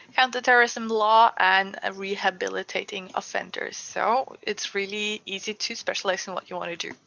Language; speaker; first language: English; non-native, fluent; Norwegian